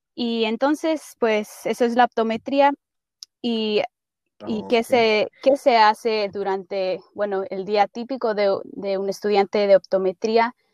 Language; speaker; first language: Spanish; early bilingual, heritage; Spanish